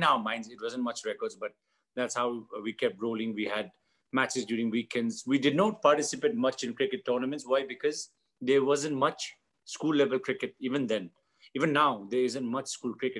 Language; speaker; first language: English; non-native, local second language; Nepali